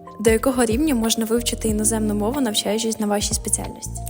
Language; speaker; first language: Ukrainian; native; Ukrainian